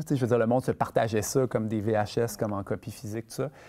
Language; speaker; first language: French; native; French